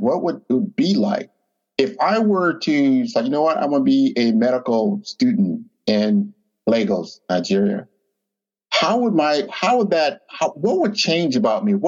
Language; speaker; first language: English; native; English